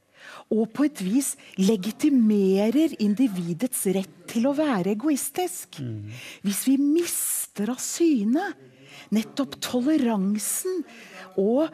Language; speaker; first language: Norwegian; early bilingual, heritage; Norwegian